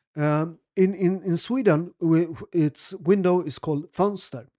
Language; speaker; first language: English; non-native, fluent; Italian